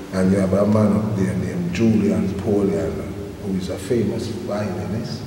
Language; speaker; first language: English; native; English